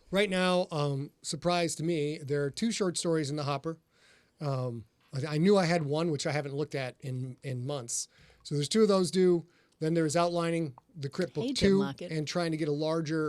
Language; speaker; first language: English; native; English